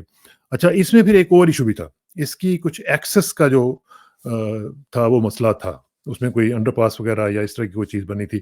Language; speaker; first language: Urdu; native; Urdu